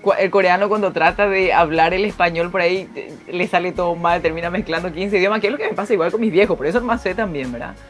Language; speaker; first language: Spanish; early bilingual, other home language; Korean